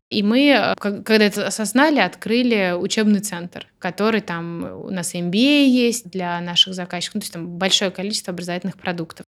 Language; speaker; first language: Russian; native; Russian